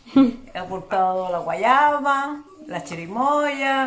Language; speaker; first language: Italian; non-native, learner; Spanish